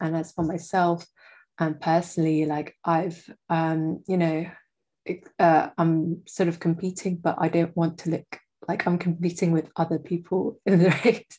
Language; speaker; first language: English; native; English